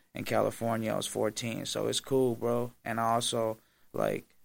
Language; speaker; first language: English; native; English